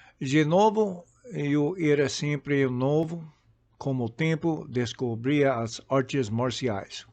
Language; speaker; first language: Portuguese; non-native, fluent; English